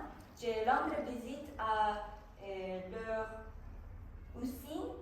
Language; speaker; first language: French; non-native, learner; Korean